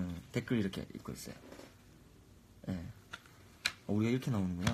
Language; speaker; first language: Korean; native; Korean